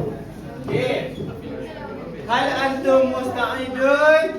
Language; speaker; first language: Arabic; non-native, learner; Malay